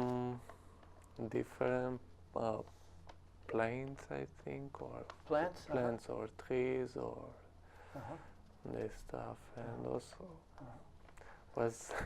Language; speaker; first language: English; non-native, learner; Romanian